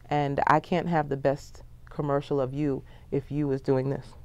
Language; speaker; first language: English; native; English